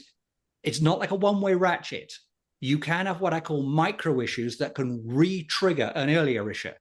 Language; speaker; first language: English; native; English